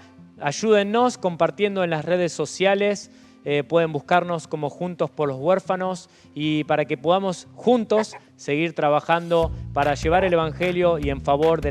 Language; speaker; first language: Spanish; native; Spanish